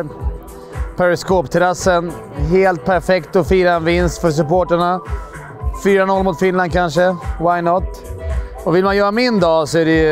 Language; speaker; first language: Swedish; native; Swedish